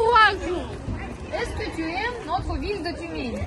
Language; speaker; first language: French; non-native, learner; Russian